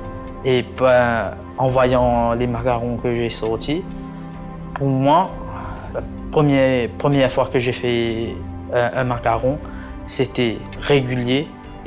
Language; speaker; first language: French; non-native, local second language; Morisyen